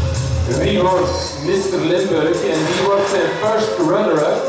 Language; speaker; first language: Dutch; native; Dutch